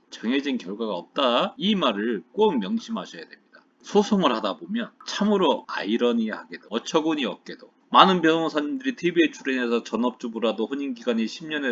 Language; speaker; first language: Korean; native; Korean